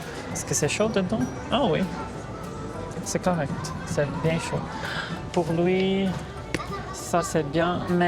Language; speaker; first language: French; non-native, fluent; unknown